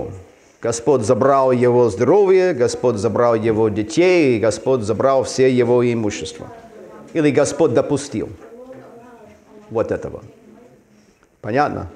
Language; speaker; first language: Russian; non-native, fluent; English